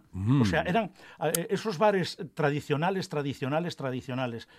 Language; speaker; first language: Spanish; native; Spanish